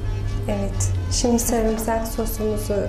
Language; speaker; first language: Turkish; native; Turkish